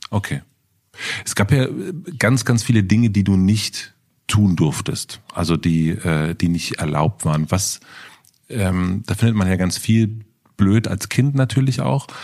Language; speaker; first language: German; native; German